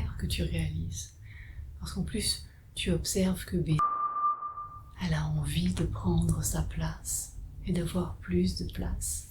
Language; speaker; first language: French; native; French